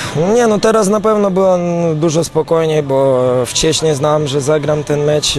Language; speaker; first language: Polish; non-native, fluent; Romanian